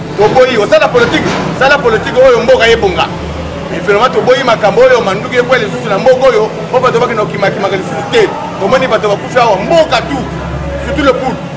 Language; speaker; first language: Lingala; non-native, local second language; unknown